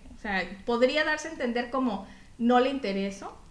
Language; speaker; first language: Spanish; native; Spanish